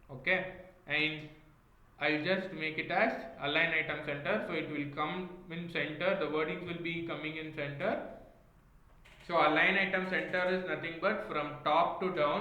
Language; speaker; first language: English; non-native, local second language; Kannada